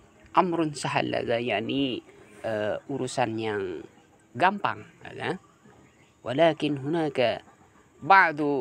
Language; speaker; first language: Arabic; non-native, fluent; Indonesian